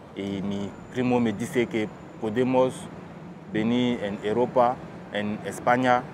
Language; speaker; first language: Spanish; non-native, fluent; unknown